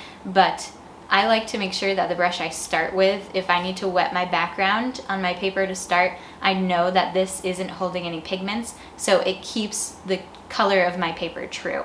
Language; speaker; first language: English; native; English